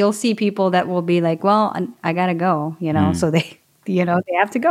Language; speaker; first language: English; non-native, local second language; Filipino